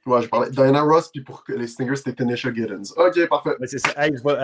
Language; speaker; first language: French; native; French